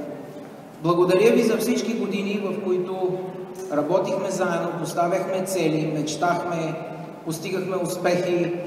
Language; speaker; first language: Bulgarian; native; Bulgarian